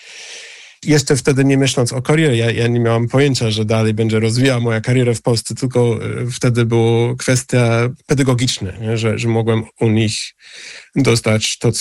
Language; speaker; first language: Polish; non-native, fluent; English